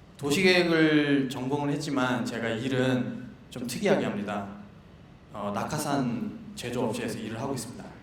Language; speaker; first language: Korean; non-native, fluent; Nepali